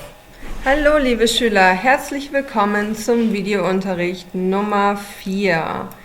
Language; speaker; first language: German; non-native, fluent; English